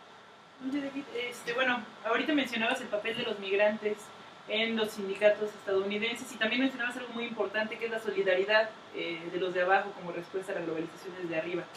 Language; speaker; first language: Spanish; native; Spanish